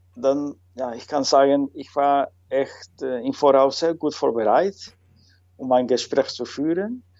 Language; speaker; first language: German; non-native, learner; Spanish